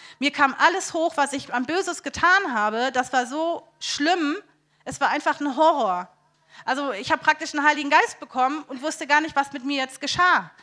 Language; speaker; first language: German; native; German